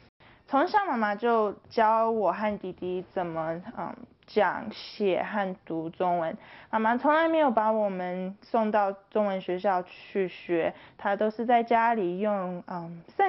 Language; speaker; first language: Chinese; early bilingual, heritage; Chinese